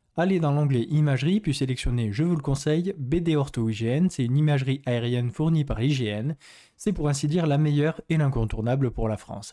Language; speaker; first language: French; native; French